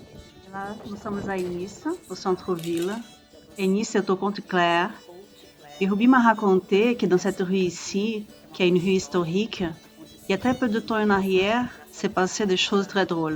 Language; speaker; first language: French; non-native, fluent; Portuguese